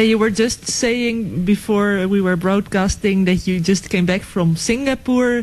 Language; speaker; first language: English; non-native, fluent; Dutch